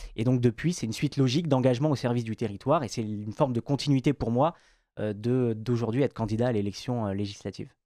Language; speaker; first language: French; native; French